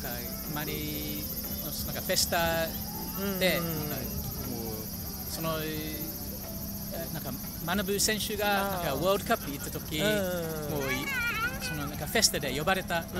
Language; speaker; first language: Japanese; non-native, fluent; English